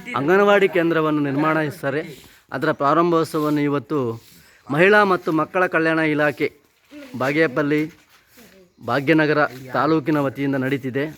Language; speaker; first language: Kannada; native; Kannada